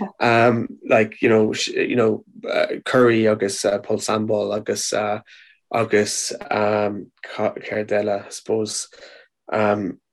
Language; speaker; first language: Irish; non-native, local second language; English